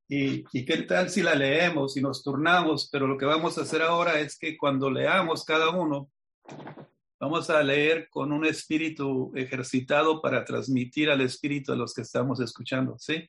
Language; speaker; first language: Spanish; native; Spanish